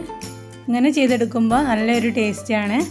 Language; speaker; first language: Malayalam; native; Malayalam